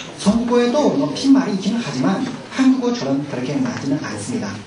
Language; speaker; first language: Korean; non-native, learner; Chinese